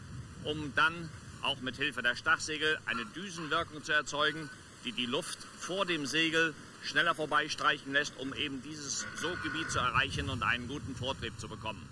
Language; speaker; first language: German; native; German